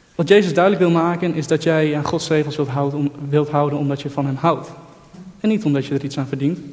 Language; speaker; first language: Dutch; native; Dutch